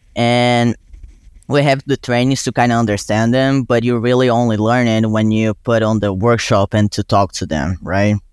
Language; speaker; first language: English; non-native, fluent; Portuguese